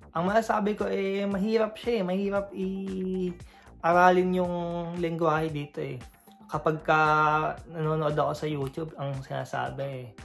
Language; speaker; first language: Filipino; native; Filipino